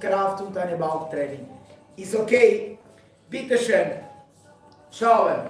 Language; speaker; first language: German; non-native, fluent; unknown